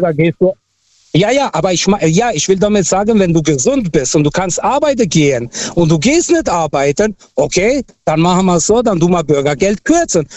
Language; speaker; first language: German; non-native, fluent; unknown